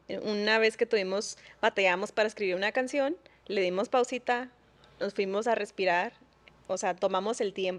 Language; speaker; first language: Spanish; native; Spanish